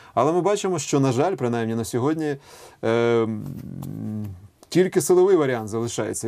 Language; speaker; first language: Ukrainian; native; Ukrainian